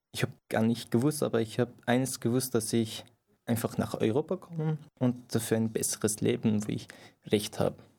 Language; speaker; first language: German; non-native, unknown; Persian